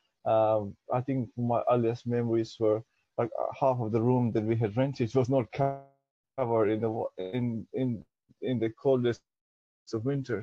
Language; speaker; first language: English; non-native, local second language; Persian